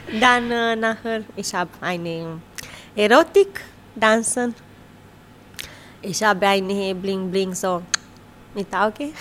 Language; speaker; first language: German; non-native, learner; Romanian